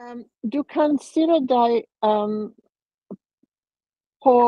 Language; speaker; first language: Danish; non-native, learner; English